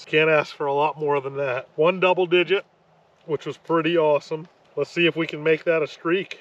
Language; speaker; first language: English; native; English